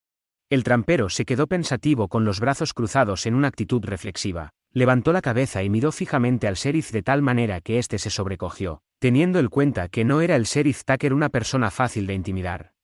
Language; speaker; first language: Spanish; native; Spanish